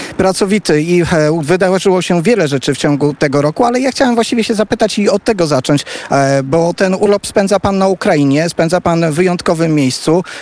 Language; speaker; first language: Polish; native; Polish